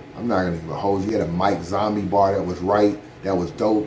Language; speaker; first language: English; native; English